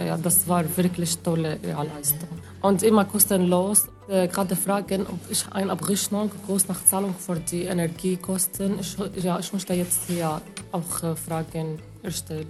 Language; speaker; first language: German; non-native, learner; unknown